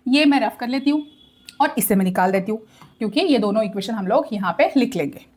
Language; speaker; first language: Hindi; non-native, local second language; Marathi